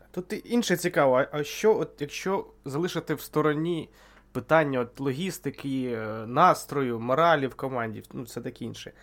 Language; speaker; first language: Ukrainian; native; Ukrainian